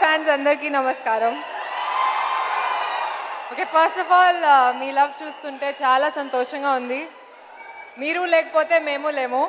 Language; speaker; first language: Telugu; non-native, local second language; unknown